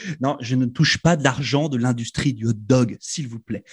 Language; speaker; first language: French; native; French